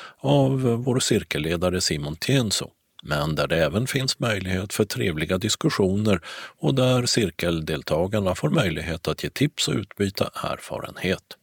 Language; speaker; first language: Swedish; native; Swedish